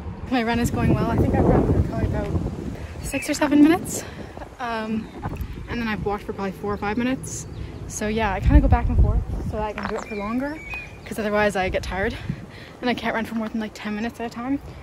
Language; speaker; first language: English; native; English